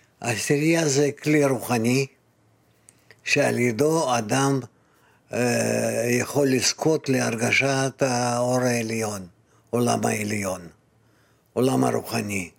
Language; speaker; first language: Hebrew; non-native, fluent; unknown